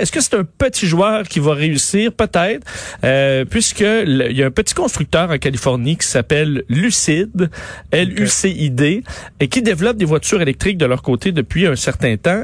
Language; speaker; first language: French; native; French